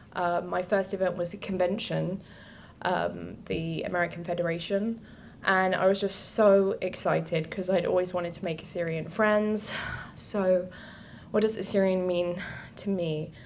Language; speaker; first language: English; native; English